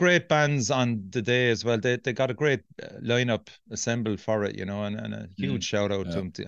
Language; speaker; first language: English; native; English